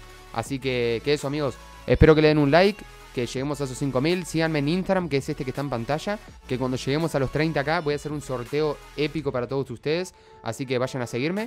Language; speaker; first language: Spanish; native; Spanish